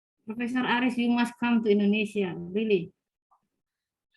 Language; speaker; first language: English; non-native, fluent; Indonesian